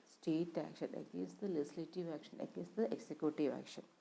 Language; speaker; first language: English; non-native, local second language; Malayalam